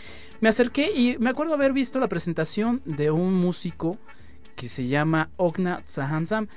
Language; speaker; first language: Spanish; native; Spanish